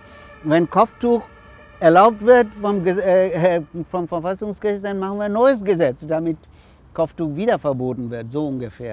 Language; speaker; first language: German; non-native, fluent; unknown